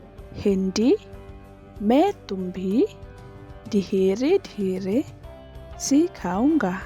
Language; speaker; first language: Hindi; non-native, learner; Khasi